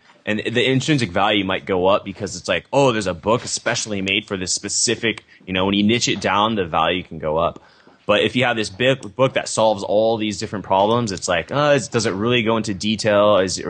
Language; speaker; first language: English; native; English